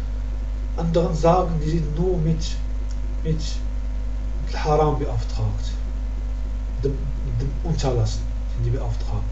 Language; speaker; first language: German; non-native, learner; Arabic